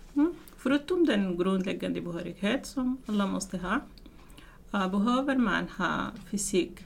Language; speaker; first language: Swedish; non-native, fluent; Arabic